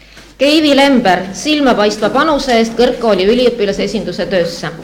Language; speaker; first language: Estonian; native; Estonian